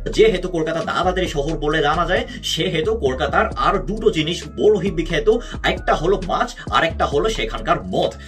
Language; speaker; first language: Bangla; non-native, fluent; Korean